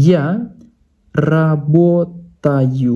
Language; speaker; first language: Russian; non-native, fluent; Indonesian